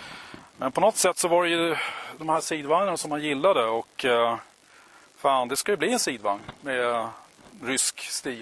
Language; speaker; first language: Swedish; native; Swedish